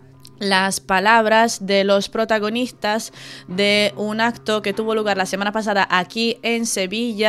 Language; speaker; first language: Spanish; native; Spanish